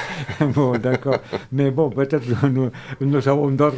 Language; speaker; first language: French; non-native, fluent; Spanish